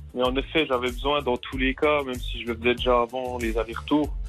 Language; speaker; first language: French; native; French